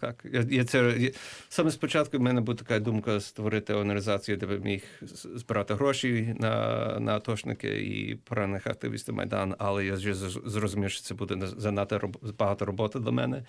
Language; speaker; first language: Ukrainian; early bilingual, heritage; English